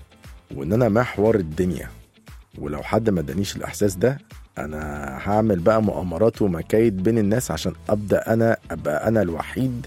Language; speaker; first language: Arabic; native; Arabic